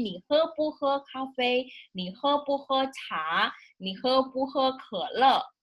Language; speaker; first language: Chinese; non-native, fluent; Indonesian